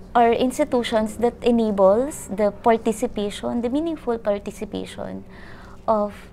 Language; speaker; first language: English; non-native, local second language; Filipino